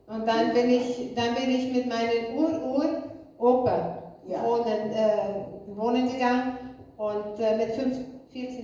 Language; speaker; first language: German; non-native, fluent; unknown